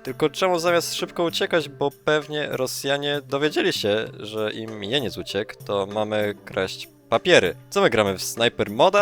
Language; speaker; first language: Polish; native; Polish